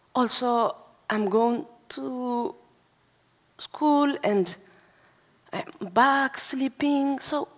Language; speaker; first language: English; non-native, learner; Tigrinya